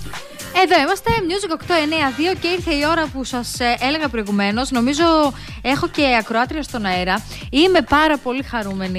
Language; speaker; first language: Greek; native; Greek